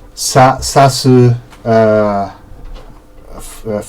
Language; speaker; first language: French; non-native, learner; Portuguese